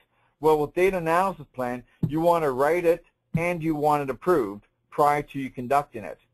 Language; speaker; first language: English; native; English